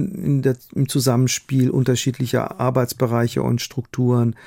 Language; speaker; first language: German; non-native, fluent; Persian